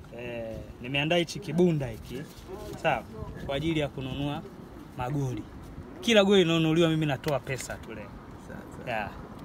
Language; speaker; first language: Swahili; native; Swahili